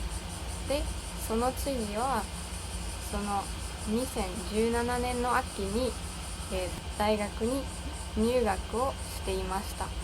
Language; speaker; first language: Japanese; non-native, learner; German